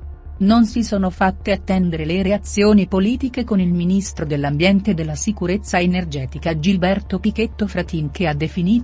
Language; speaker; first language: Italian; native; Italian